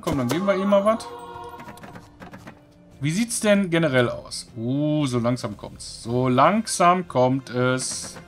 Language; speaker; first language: German; native; German